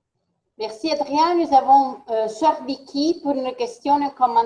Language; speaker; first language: French; non-native, fluent; Italian